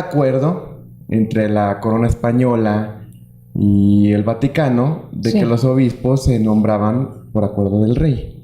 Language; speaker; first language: Spanish; native; Spanish